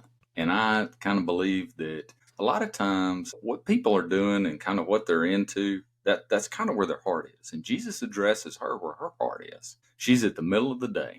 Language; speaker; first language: English; native; English